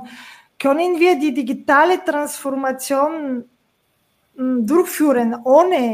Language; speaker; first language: German; non-native, fluent; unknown